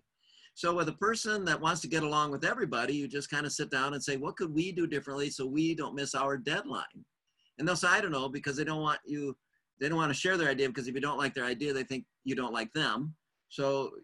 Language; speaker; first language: English; native; English